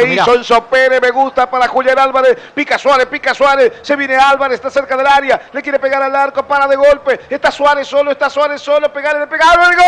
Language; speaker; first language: Spanish; native; Spanish